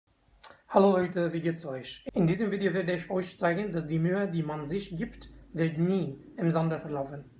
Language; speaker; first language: German; non-native, fluent; Arabic